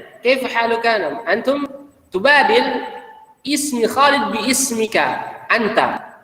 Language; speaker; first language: Arabic; non-native, fluent; Indonesian